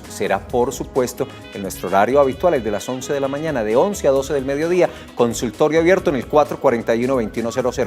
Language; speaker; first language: Spanish; native; Spanish